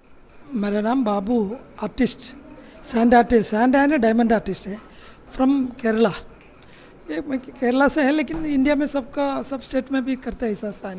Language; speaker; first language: Hindi; non-native, learner; Malayalam